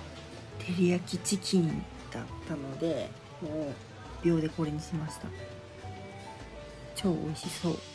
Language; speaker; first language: Japanese; native; Japanese